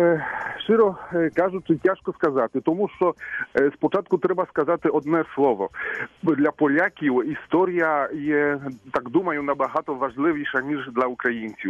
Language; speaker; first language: Ukrainian; non-native, fluent; Polish